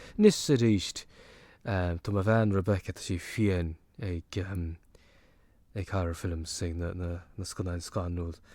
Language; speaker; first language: Irish; native; Irish